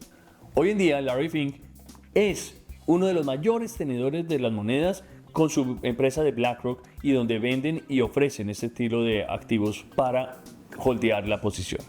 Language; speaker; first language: Spanish; native; Spanish